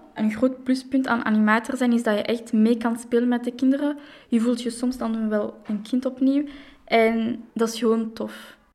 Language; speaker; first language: Dutch; non-native, local second language; French